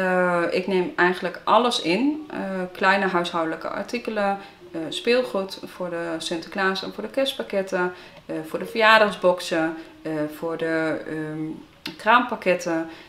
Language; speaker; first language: Dutch; native; Dutch